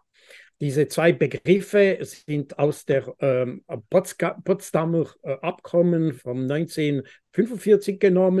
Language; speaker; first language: German; non-native, fluent; French